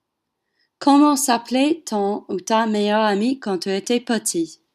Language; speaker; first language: French; non-native, learner; English